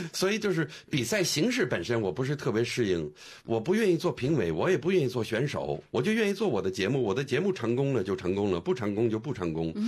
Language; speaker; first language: Chinese; non-native, fluent; English